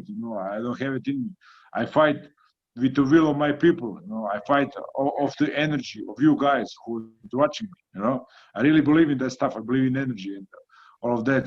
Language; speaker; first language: English; non-native, fluent; Croatian